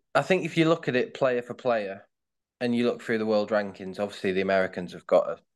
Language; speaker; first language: English; native; English